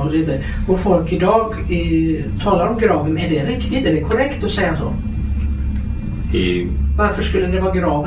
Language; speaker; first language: Swedish; native; Swedish